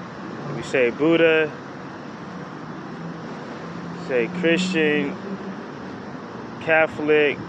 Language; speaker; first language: English; native; English